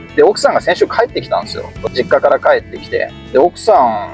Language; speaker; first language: Japanese; native; Japanese